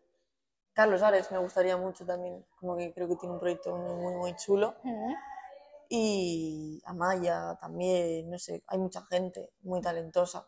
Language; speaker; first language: Spanish; native; Spanish